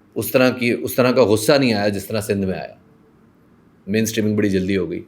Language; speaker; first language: Urdu; non-native, local second language; Persian